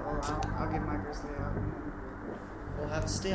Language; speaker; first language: English; native; English